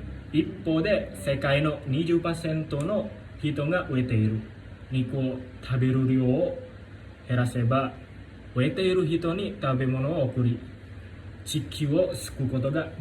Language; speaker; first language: Japanese; non-native, learner; Indonesian